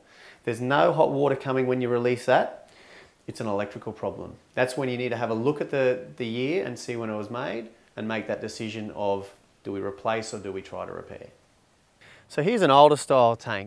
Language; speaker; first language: English; native; English